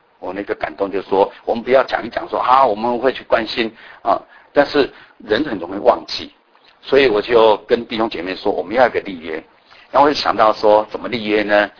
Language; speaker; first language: Chinese; native; Chinese